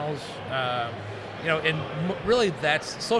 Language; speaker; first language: English; native; English